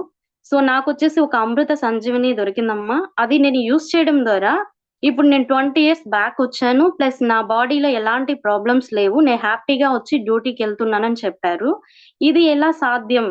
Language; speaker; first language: Telugu; native; Telugu